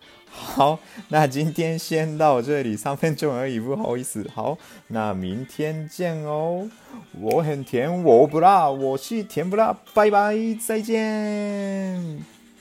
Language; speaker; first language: Chinese; non-native, fluent; Japanese